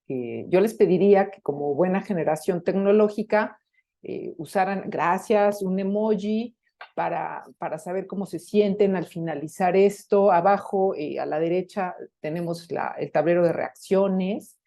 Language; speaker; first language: Spanish; native; Spanish